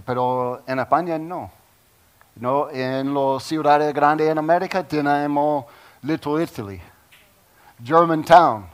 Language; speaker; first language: Spanish; non-native, learner; English